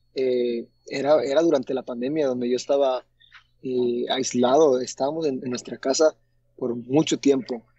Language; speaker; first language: Spanish; early bilingual, heritage; Spanish